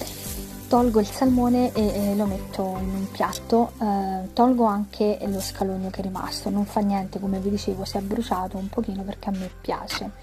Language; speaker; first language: Italian; native; Italian